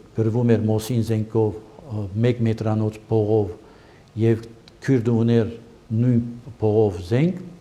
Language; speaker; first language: Armenian; early bilingual, heritage; Armenian